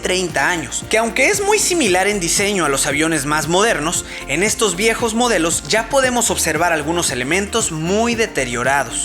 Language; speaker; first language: Spanish; native; Spanish